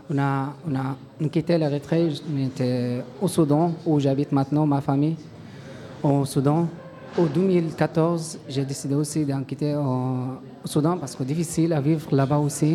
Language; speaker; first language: French; non-native, learner; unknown